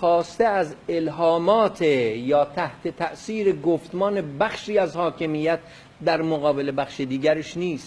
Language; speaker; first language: Persian; non-native, local second language; Kurdish